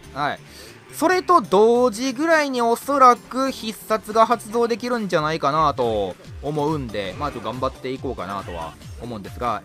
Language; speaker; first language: Japanese; native; Japanese